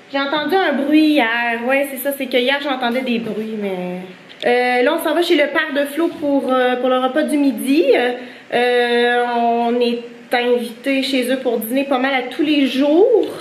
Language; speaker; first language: French; native; French